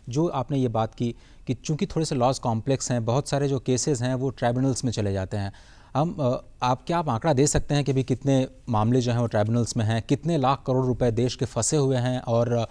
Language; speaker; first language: Hindi; native; Hindi